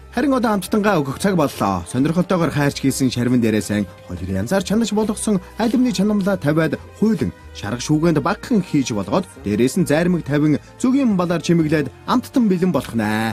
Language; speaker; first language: Mongolian; native; Mongolian